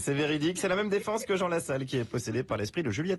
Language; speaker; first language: French; native; French